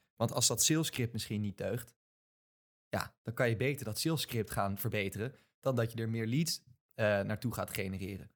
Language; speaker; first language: Dutch; native; Dutch